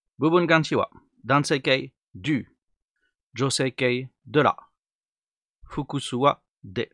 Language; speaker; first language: Japanese; non-native, learner; French